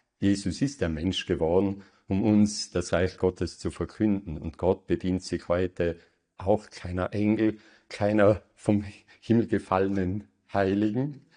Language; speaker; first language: German; native; German